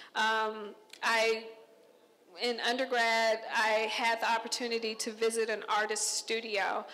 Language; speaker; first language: English; native; English